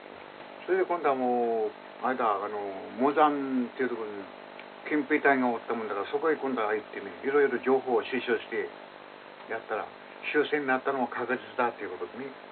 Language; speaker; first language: Japanese; native; Japanese